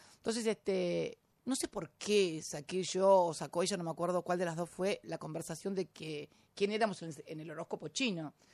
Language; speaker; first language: Spanish; native; Spanish